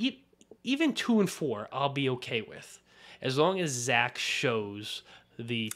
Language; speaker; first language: English; native; English